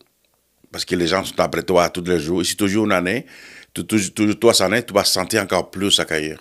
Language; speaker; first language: French; non-native, fluent; Spanish